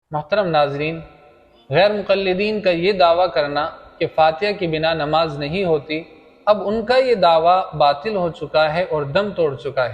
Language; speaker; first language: Urdu; native; Urdu